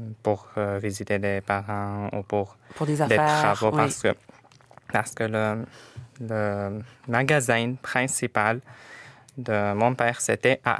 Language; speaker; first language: French; non-native, fluent; Arabic